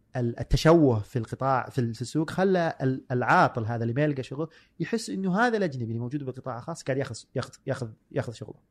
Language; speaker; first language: Arabic; native; Arabic